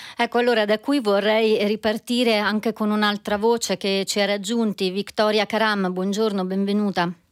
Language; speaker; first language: Italian; native; Italian